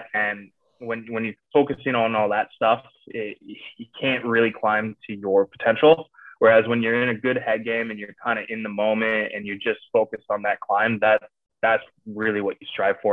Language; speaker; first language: English; native; English